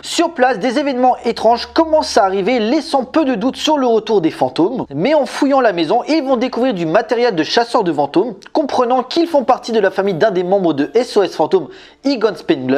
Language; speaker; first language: French; native; French